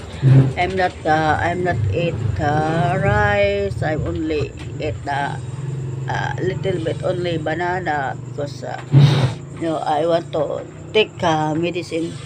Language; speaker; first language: English; non-native, learner; Filipino